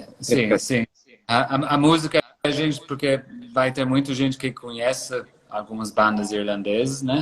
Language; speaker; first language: Portuguese; non-native, fluent; English